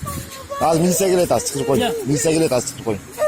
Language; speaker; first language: Kyrgyz; native; Kyrgyz